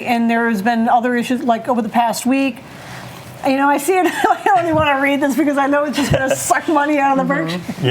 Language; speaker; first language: English; native; English